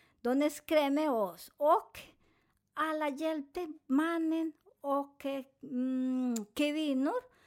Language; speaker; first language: Swedish; non-native, fluent; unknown